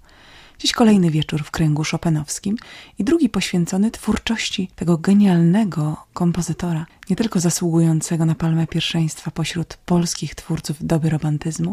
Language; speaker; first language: Polish; native; Polish